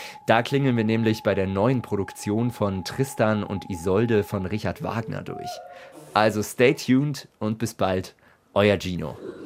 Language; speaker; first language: German; native; German